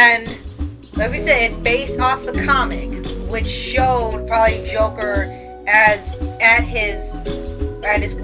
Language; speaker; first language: English; native; English